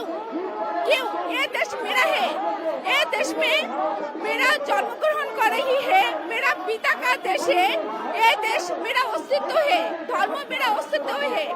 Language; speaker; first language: Hindi; non-native, learner; Bangla